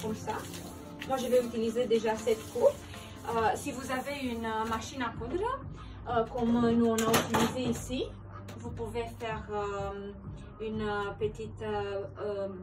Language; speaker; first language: French; non-native, fluent; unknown